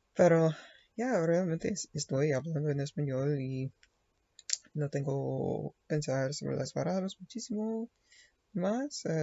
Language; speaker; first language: Spanish; non-native, learner; English